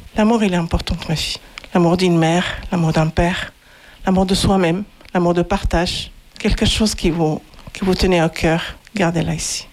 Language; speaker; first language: French; non-native, fluent; Arabic